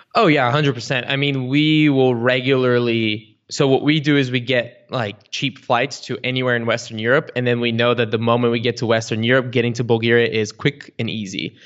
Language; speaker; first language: English; early bilingual, other home language; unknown